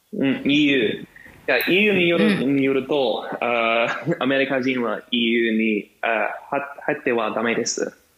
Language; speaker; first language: Japanese; non-native, learner; English